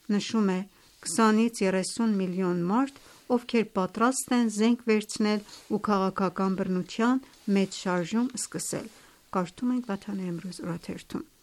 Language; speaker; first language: Armenian; native; Armenian